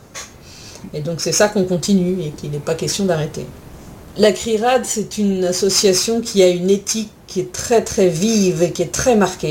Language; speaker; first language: French; native; French